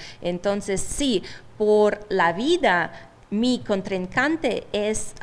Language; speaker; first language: Spanish; non-native, fluent; Russian